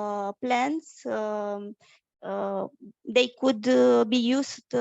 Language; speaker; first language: English; non-native, fluent; Romanian